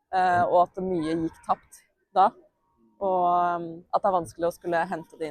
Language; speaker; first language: Norwegian; native; Norwegian